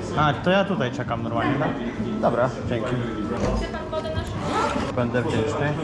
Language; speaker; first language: Polish; non-native, learner; Ukrainian